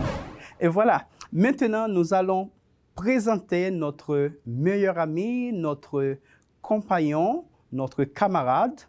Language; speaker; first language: French; non-native, fluent; Spanish